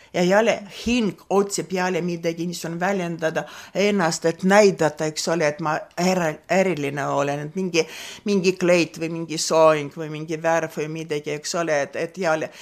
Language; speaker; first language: Estonian; non-native, local second language; Russian